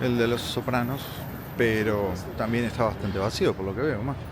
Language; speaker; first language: Spanish; native; Spanish